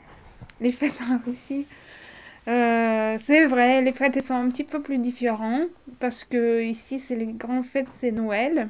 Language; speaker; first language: French; non-native, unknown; Russian